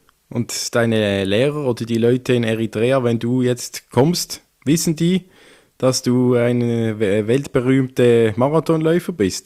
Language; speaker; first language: German; native; German